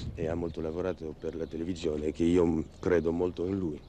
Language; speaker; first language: Italian; non-native, learner; French